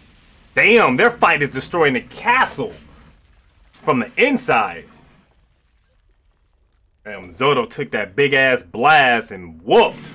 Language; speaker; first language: English; native; English